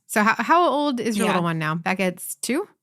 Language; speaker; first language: English; native; English